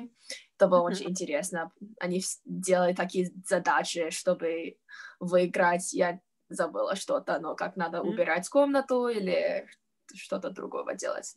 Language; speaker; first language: Russian; non-native, learner; English